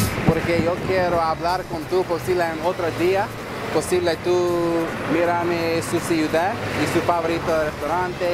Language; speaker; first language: Spanish; non-native, learner; English